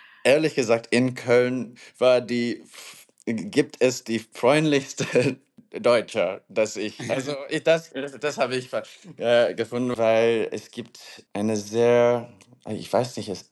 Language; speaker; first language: German; non-native, fluent; English